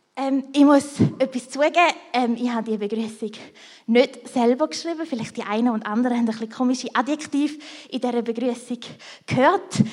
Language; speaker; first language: German; native; German